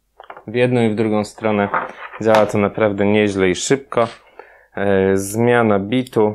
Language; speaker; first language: Polish; native; Polish